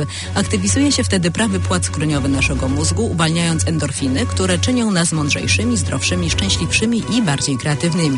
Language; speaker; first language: Polish; native; Polish